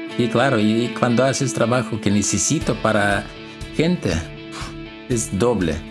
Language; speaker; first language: Spanish; non-native, learner; Russian